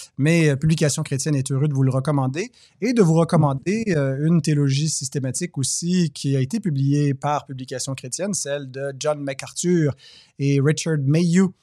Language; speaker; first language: French; native; French